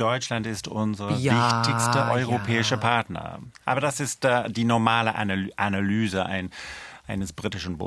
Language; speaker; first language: German; non-native, fluent; English